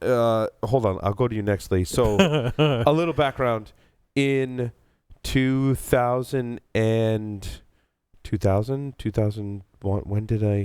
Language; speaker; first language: English; native; English